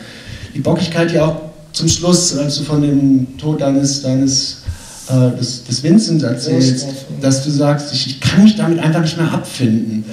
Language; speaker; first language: German; native; German